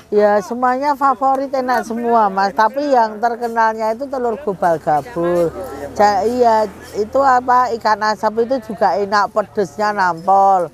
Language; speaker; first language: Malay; non-native, local second language; Javanese